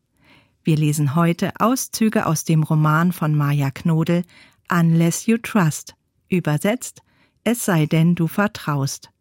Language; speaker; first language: German; native; German